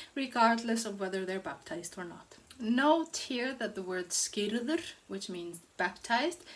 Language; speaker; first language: English; non-native, fluent; Icelandic